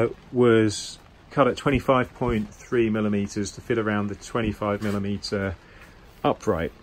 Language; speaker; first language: English; native; English